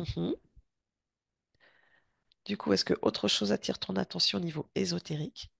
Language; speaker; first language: French; native; French